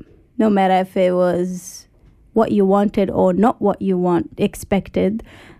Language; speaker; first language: English; early bilingual, other home language; Arabic